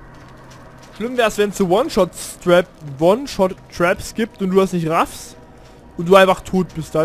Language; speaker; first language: German; native; German